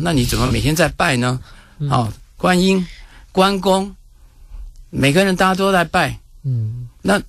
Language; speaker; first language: Chinese; native; Chinese